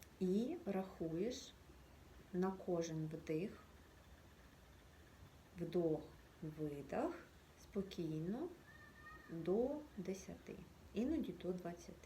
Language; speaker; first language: Ukrainian; native; Ukrainian